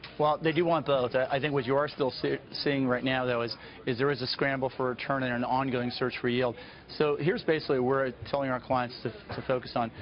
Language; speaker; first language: English; native; English